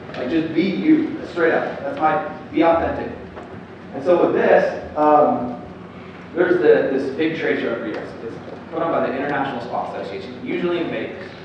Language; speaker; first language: English; native; English